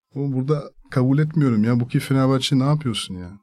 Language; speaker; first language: Turkish; non-native, fluent; French